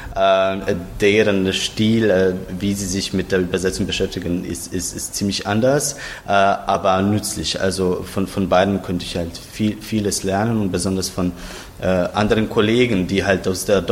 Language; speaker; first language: German; non-native, fluent; Croatian